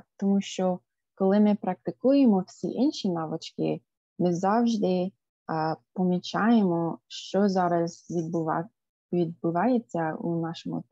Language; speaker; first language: Ukrainian; non-native, fluent; English